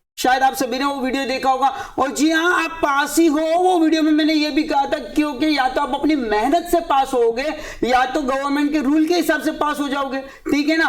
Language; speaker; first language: Hindi; native; Hindi